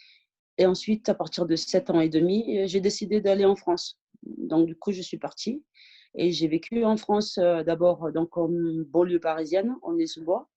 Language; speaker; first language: French; early bilingual, other home language; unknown